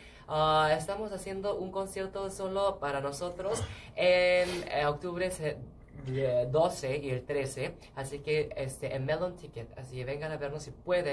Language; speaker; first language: Spanish; non-native, learner; Korean